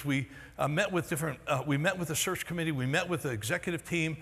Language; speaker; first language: English; native; English